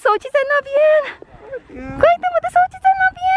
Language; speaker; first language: Chinese; non-native, learner; Filipino